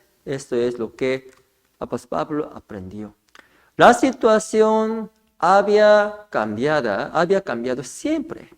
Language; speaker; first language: Spanish; non-native, fluent; Korean